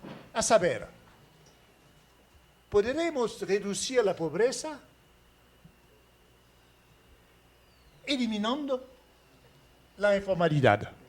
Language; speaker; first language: Spanish; non-native, fluent; French